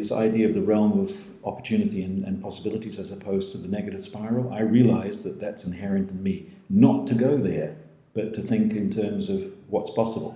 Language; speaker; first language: English; native; English